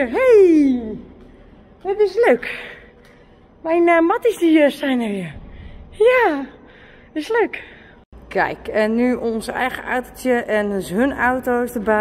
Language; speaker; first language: Dutch; native; Dutch